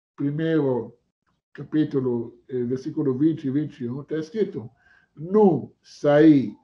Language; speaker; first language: Portuguese; non-native, fluent; Hebrew